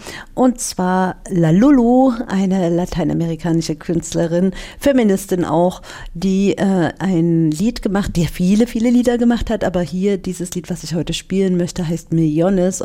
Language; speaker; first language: German; native; German